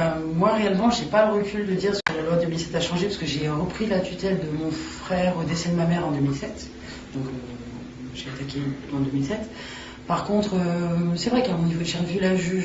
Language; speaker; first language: French; native; French